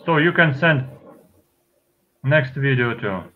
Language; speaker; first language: English; non-native, fluent; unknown